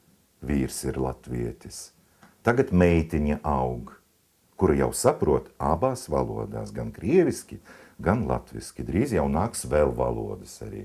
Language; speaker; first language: Latvian; non-native, local second language; Russian